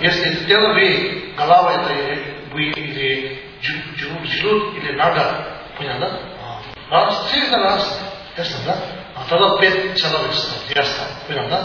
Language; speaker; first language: Russian; non-native, learner; Tibetan